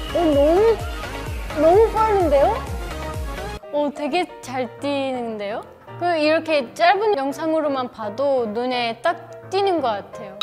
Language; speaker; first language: Korean; non-native, fluent; Turkish